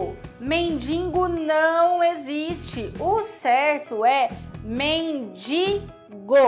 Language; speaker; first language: Portuguese; native; Portuguese